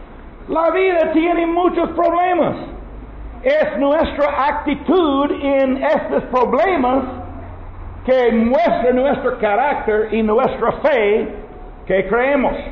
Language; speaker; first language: Spanish; non-native, learner; English